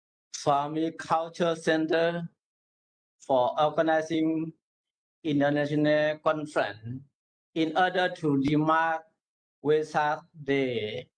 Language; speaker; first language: English; non-native, learner; Burmese